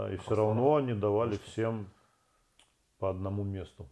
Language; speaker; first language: Russian; native; Russian